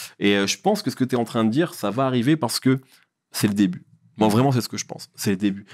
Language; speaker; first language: French; early bilingual, other home language; Arabic